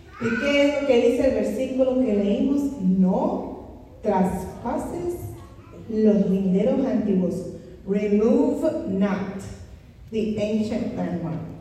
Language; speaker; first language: Spanish; non-native, fluent; English